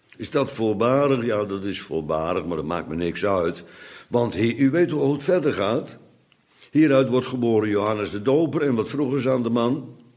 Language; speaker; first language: Dutch; native; Dutch